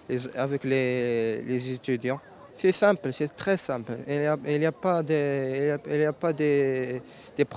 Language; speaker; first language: French; non-native, learner; Arabic